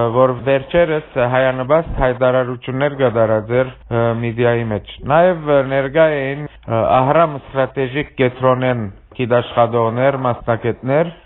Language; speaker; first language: Armenian; early bilingual, heritage; Armenian